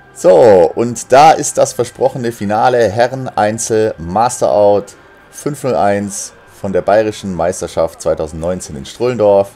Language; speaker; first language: German; native; German